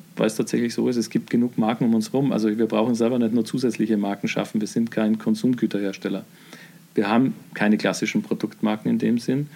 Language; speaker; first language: German; native; German